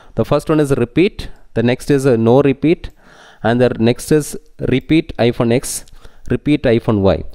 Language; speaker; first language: English; non-native, local second language; Tamil